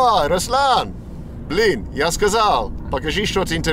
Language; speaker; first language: Russian; non-native, learner; English